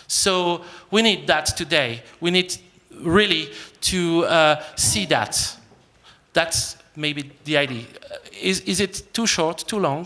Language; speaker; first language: English; non-native, fluent; French